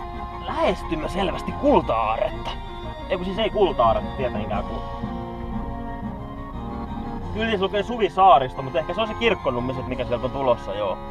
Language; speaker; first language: Finnish; native; Finnish